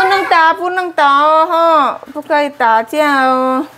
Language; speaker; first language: Chinese; non-native, fluent; Indonesian